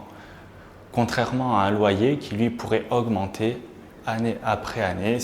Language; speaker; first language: French; native; French